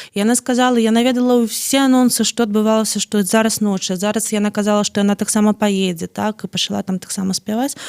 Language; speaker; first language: Belarusian; native; Belarusian